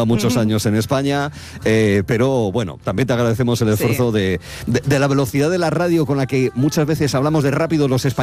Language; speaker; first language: Spanish; native; Spanish